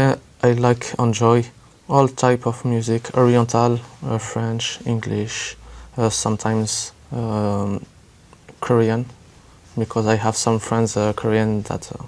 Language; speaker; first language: English; non-native, learner; French